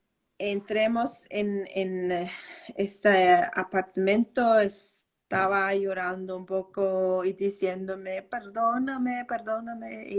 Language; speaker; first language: Spanish; non-native, fluent; Danish